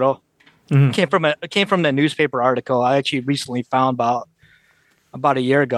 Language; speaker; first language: English; native; English